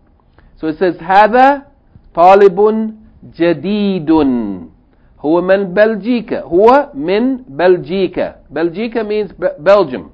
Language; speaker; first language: Arabic; non-native, fluent; English